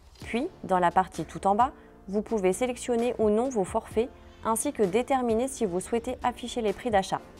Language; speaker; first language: French; native; French